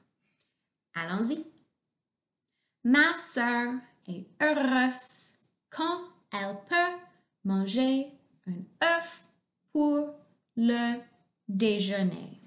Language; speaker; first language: French; non-native, fluent; English